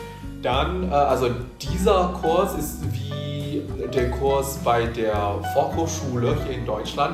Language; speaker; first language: German; non-native, fluent; Indonesian